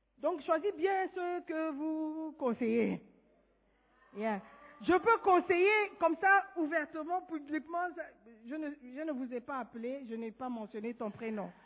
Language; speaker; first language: French; non-native, fluent; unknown